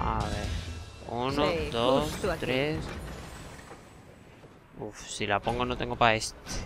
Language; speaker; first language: Spanish; native; Spanish